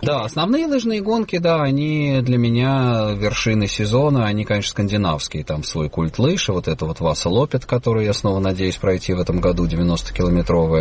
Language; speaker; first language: Russian; native; Russian